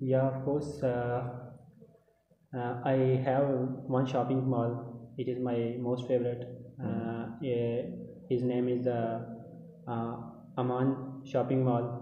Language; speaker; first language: English; non-native, learner; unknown